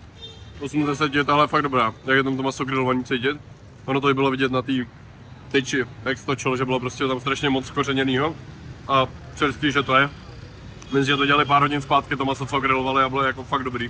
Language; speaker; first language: Czech; native; Czech